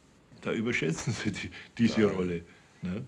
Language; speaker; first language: German; native; German